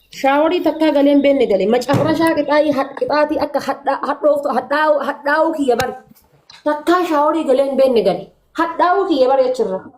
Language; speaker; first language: Oromo; native; Oromo